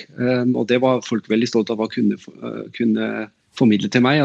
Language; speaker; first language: Norwegian; non-native, fluent; German